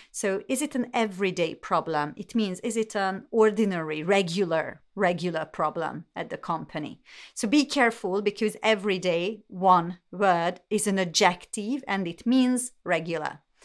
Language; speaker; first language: English; non-native, fluent; Hungarian